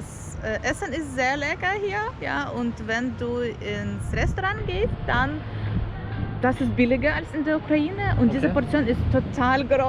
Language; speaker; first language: German; non-native, learner; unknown